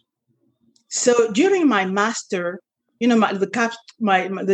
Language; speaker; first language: English; non-native, local second language; French